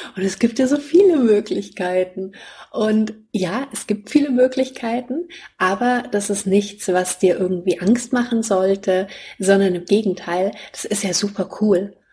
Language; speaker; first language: German; native; German